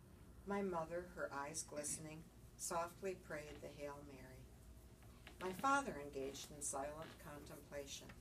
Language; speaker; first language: English; native; English